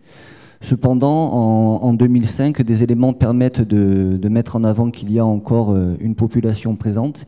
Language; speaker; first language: French; native; French